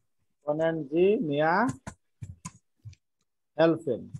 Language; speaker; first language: German; non-native, fluent; Bangla